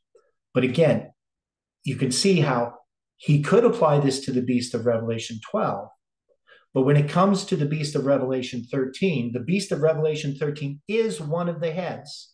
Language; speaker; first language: English; native; English